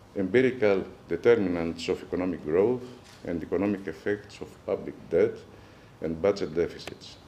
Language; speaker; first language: English; non-native, fluent; Greek